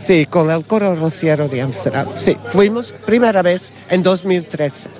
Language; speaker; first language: Spanish; non-native, learner; Dutch